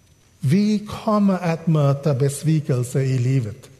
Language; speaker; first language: Swedish; non-native, fluent; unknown